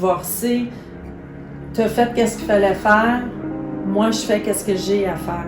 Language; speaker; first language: French; native; French